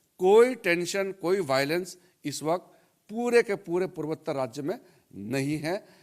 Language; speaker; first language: Hindi; non-native, local second language; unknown